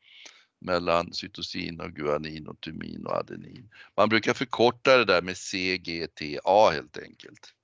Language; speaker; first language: Swedish; native; Swedish